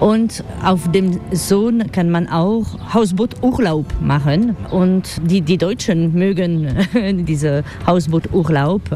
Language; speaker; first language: German; non-native, learner; French